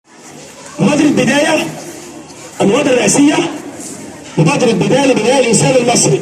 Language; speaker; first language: Arabic; native; Arabic